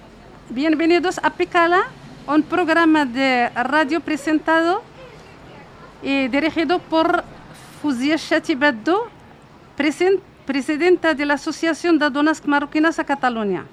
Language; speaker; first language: Spanish; non-native, fluent; Arabic